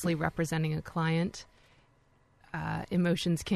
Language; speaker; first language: English; native; English